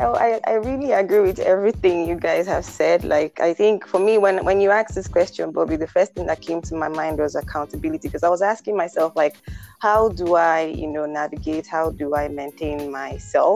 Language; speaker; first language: English; non-native, local second language; Igbo